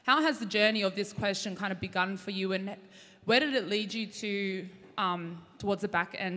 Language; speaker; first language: English; native; English